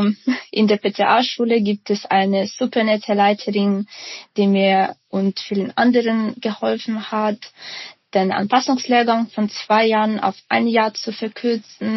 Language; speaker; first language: German; non-native, fluent; Ukrainian